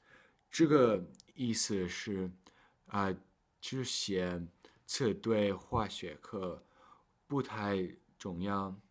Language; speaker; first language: Chinese; non-native, learner; English